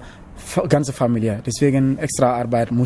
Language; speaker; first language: German; non-native, learner; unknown